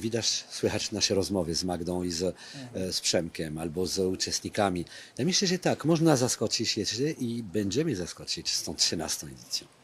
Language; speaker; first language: Polish; non-native, fluent; French